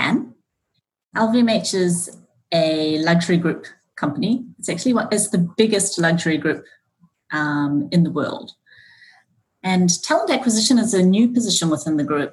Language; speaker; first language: English; native; English